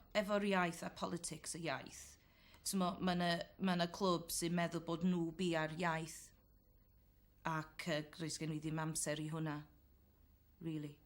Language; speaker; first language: Welsh; native; Welsh